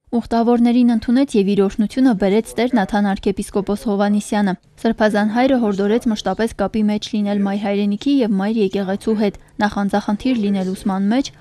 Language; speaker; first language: Armenian; native; Armenian